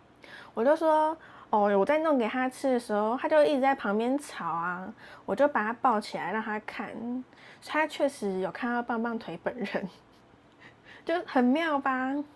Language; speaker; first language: Chinese; native; Chinese